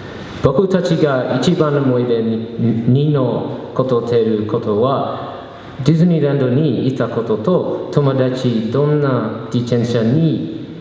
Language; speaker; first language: Japanese; non-native, learner; English